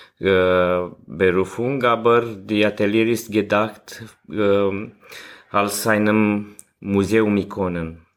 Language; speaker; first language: German; non-native, learner; Romanian